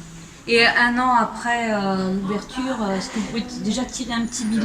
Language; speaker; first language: French; native; French